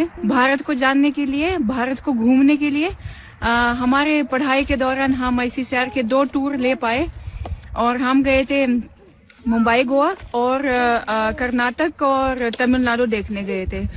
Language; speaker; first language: Hindi; non-native, fluent; Russian